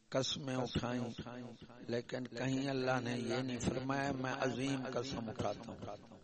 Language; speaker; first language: Urdu; non-native, local second language; Punjabi